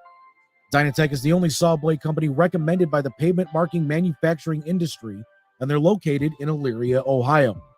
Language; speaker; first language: English; native; English